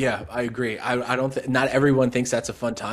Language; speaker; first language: English; native; English